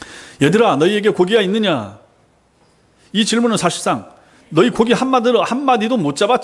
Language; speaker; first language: Korean; native; Korean